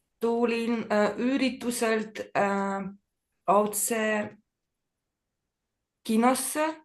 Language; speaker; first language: Estonian; non-native, learner; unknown